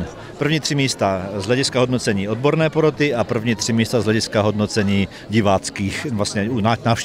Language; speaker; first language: Czech; native; Czech